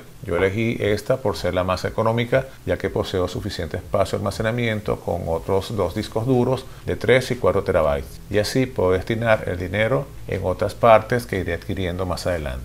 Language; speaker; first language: Spanish; native; Spanish